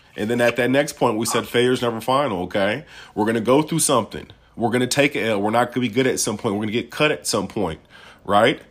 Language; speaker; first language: English; native; English